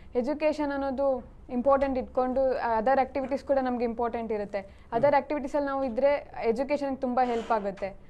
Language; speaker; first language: Kannada; native; Kannada